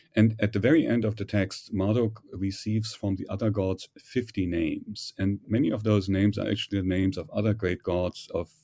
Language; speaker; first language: English; non-native, fluent; German